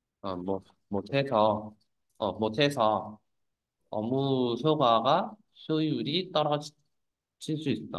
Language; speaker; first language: Korean; non-native, fluent; Vietnamese